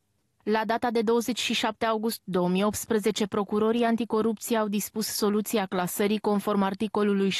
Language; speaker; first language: Romanian; native; Romanian